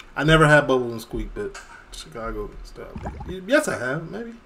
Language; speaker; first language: English; native; English